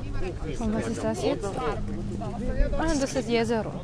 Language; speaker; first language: German; native; German